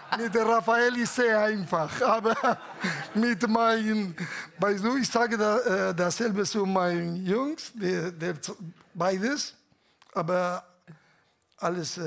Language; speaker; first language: German; non-native, learner; Catalan